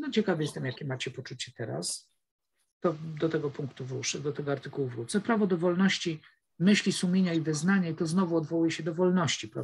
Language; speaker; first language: Polish; native; Polish